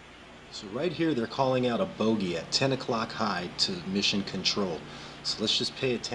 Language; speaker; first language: English; native; English